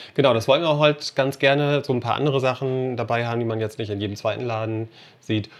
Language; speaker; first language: German; non-native, fluent; English